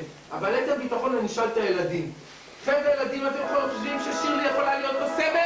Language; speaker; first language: Hebrew; native; Hebrew